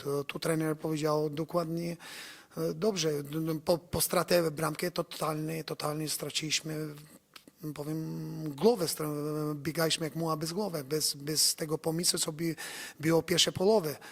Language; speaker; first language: Polish; non-native, learner; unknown